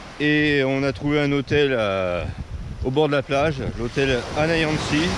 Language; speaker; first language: French; native; French